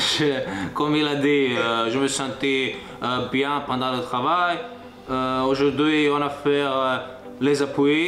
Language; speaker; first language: French; non-native, learner; Croatian